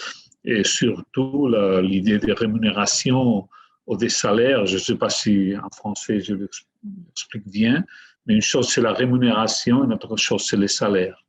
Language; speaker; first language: French; non-native, fluent; Catalan